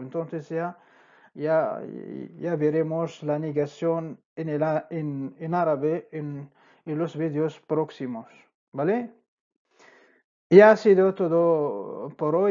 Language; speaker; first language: Spanish; non-native, fluent; Arabic